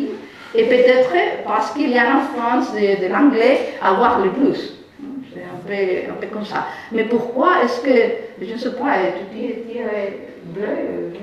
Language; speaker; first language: French; non-native, fluent; Spanish